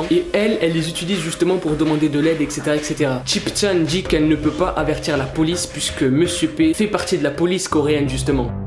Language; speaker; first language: French; native; French